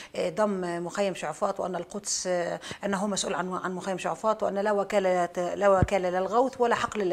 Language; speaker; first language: Arabic; native; Arabic